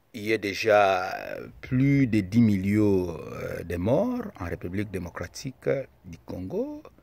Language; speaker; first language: French; non-native, local second language; Lingala